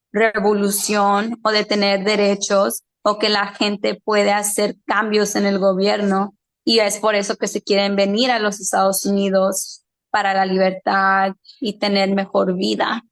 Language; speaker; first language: Spanish; early bilingual, heritage; Spanish